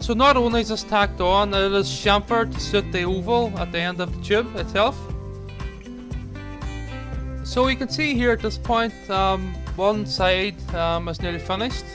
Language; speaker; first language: English; native; English